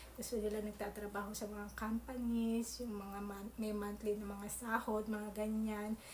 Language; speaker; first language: Filipino; native; Filipino